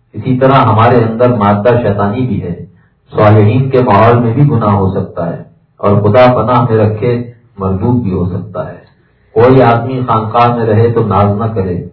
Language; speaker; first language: Urdu; native; Urdu